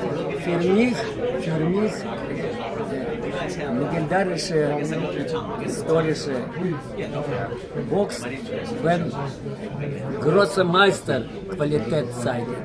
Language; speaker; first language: German; non-native, learner; Ukrainian